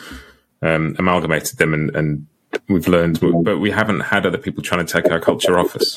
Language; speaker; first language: English; native; English